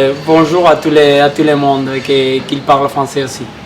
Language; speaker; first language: French; non-native, learner; Spanish